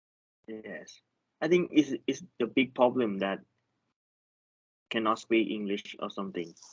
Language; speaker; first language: English; non-native, learner; Thai